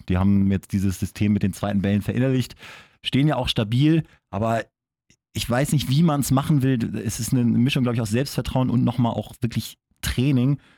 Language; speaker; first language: German; native; German